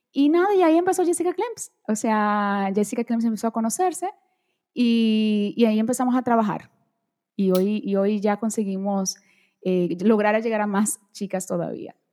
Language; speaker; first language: Spanish; early bilingual, other home language; Portuguese